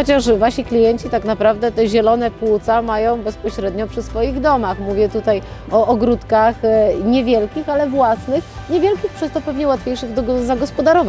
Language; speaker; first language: Polish; native; Polish